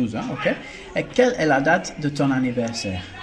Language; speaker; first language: French; non-native, fluent; English